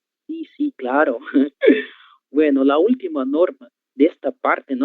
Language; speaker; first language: Spanish; non-native, learner; Portuguese